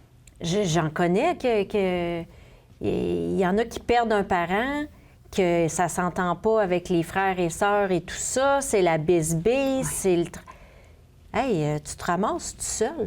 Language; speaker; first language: French; native; French